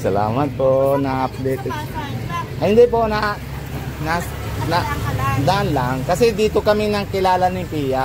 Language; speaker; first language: Filipino; non-native, fluent; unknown